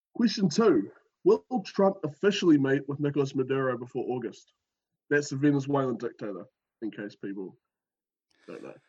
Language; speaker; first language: English; native; English